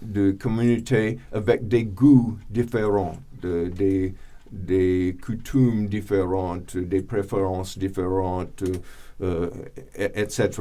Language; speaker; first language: French; non-native, fluent; English